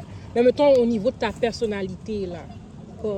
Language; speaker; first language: French; native; French